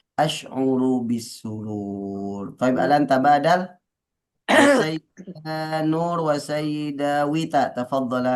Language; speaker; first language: Arabic; non-native, fluent; Indonesian